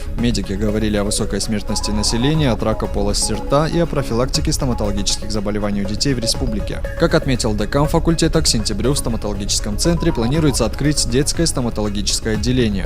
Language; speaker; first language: Russian; native; Russian